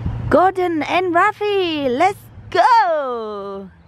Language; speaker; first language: English; non-native, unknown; Vietnamese